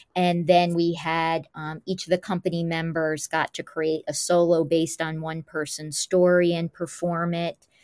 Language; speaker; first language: English; native; English